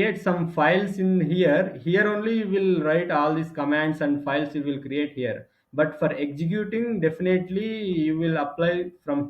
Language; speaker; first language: English; non-native, local second language; Telugu